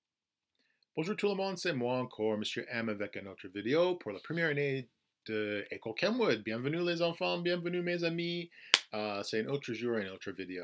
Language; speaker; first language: French; non-native, fluent; English